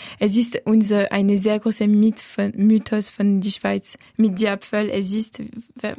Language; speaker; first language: German; non-native, local second language; French